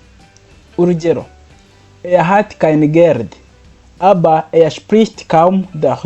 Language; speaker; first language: German; non-native, fluent; Kinyarwanda